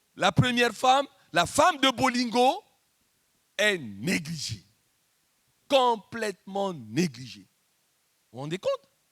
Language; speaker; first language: French; non-native, local second language; Lingala